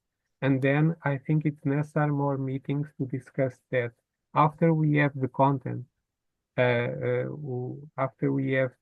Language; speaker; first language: English; non-native, fluent; Portuguese